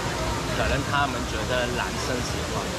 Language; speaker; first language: Chinese; non-native, local second language; Cantonese